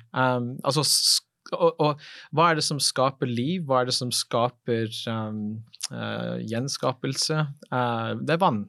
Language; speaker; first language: Norwegian; non-native, fluent; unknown